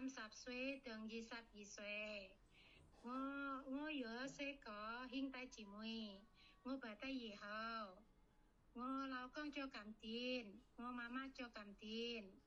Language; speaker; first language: Chinese; non-native, learner; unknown